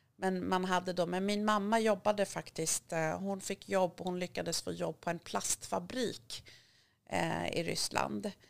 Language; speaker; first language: Swedish; early bilingual, other home language; Kurdish